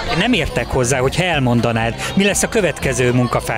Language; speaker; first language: Hungarian; native; Hungarian